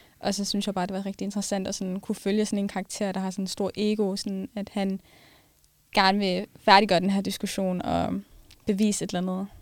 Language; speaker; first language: Danish; early bilingual, other home language; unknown